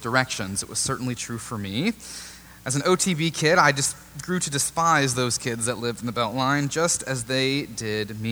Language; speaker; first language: English; native; English